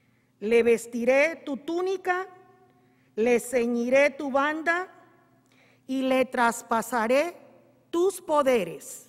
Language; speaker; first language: Spanish; native; Spanish